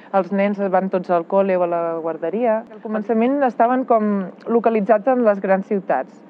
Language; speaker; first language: Catalan; native; Catalan